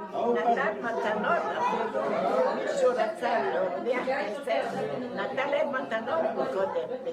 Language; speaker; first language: Hebrew; non-native, fluent; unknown